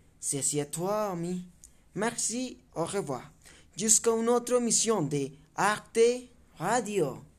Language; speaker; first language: French; non-native, learner; English